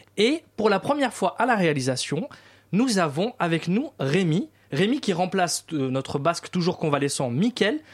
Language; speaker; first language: French; native; French